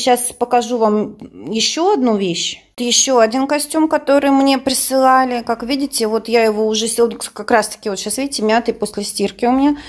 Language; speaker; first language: Russian; native; Russian